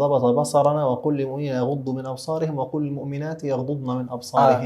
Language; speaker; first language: Arabic; native; Arabic